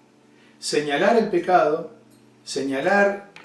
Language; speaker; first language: Spanish; native; Spanish